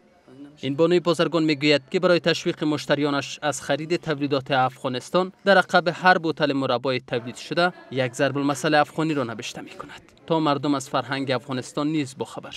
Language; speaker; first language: Persian; native; Persian